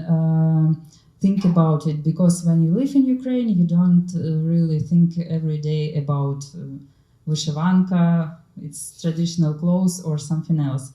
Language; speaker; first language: English; non-native, learner; Ukrainian